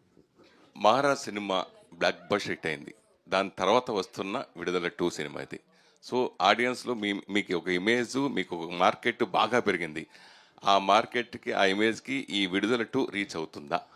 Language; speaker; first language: Telugu; native; Telugu